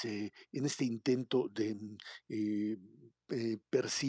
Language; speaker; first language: Spanish; native; Spanish